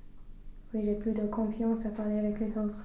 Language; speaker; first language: French; non-native, learner; English